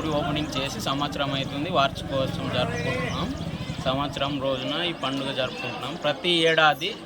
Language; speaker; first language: Telugu; non-native, local second language; Lambadi